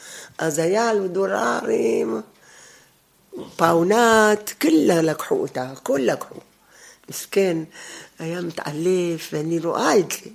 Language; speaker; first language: Hebrew; non-native, fluent; Arabic